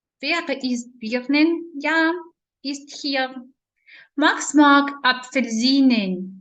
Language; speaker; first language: German; non-native, learner; Ukrainian